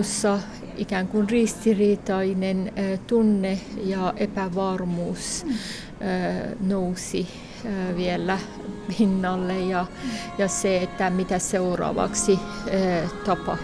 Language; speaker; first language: Finnish; non-native, fluent; Persian